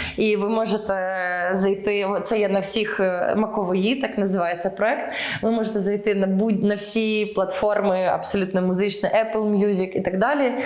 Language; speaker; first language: Ukrainian; early bilingual, heritage; Ukrainian